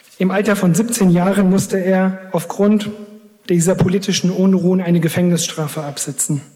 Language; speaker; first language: German; early bilingual, other home language; Greek